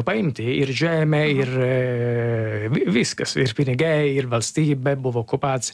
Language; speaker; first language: Lithuanian; non-native, learner; Italian